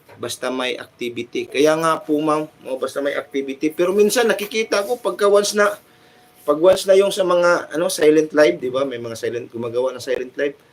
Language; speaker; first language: Filipino; non-native, local second language; Cebuano